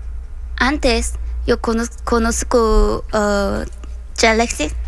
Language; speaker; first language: Spanish; non-native, learner; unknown